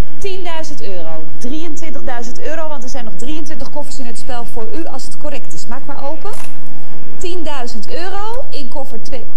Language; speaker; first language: Dutch; native; Dutch